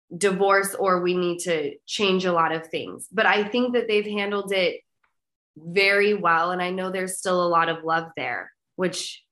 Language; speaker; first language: English; native; English